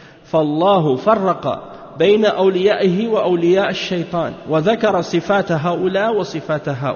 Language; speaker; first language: Arabic; non-native, fluent; French